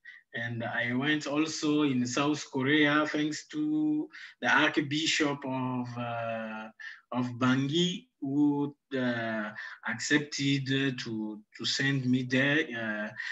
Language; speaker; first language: English; non-native, fluent; Sango